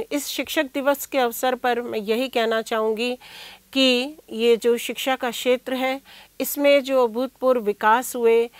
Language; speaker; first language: Hindi; native; Hindi